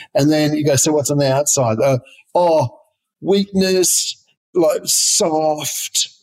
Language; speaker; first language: English; native; English